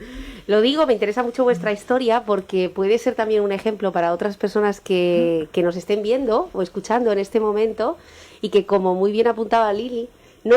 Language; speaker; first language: Spanish; native; Spanish